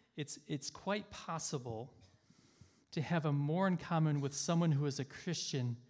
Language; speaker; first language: English; native; English